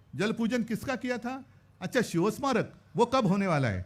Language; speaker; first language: Hindi; non-native, local second language; Marathi